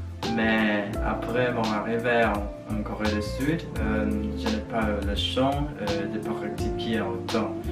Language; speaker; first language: French; non-native, learner; Indonesian